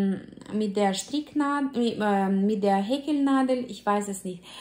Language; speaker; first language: German; non-native, fluent; Russian